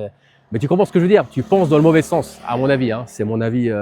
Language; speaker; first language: French; native; French